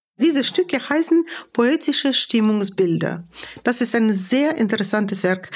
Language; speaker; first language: German; non-native, fluent; Russian